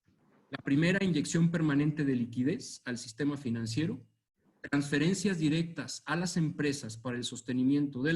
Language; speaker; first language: Spanish; native; Spanish